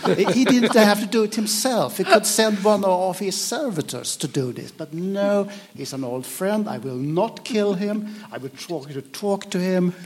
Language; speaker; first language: English; non-native, fluent; Swedish